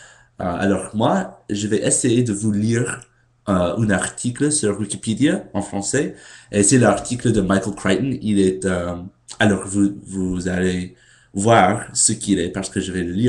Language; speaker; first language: French; non-native, learner; English